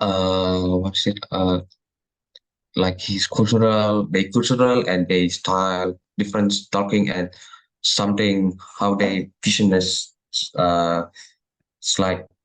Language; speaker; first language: English; non-native, learner; Indonesian